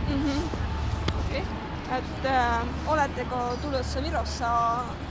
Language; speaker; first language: Finnish; non-native, learner; Estonian